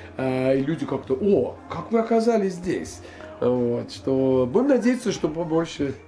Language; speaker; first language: Russian; non-native, fluent; English